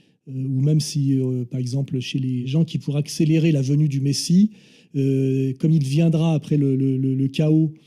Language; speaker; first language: French; native; French